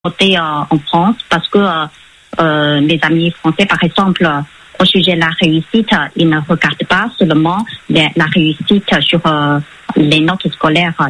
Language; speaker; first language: French; non-native, fluent; Chinese